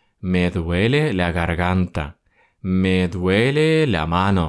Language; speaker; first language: Spanish; non-native, fluent; Russian